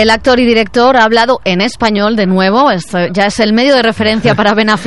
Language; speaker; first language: Spanish; native; Spanish